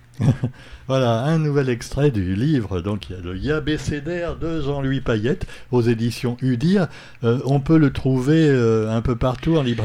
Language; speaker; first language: French; native; French